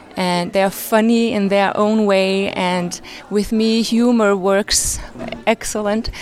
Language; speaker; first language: English; non-native, fluent; Arabic